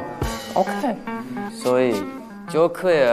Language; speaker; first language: Chinese; non-native, learner; English